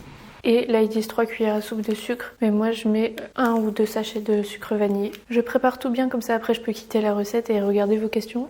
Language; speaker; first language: French; native; French